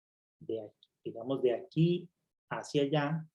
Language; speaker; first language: Spanish; native; Spanish